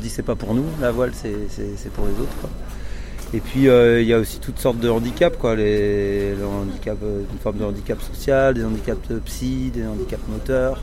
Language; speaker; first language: French; native; French